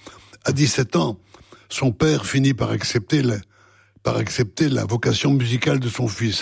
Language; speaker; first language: French; native; French